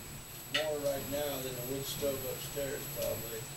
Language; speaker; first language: English; native; English